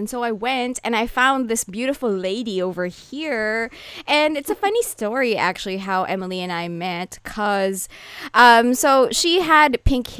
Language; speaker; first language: English; non-native, local second language; Filipino